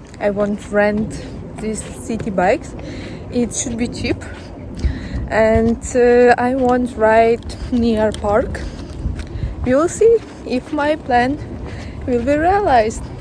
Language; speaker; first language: English; non-native, learner; Ukrainian